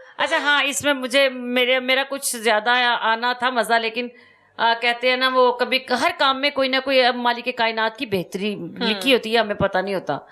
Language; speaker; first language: Urdu; non-native, local second language; Punjabi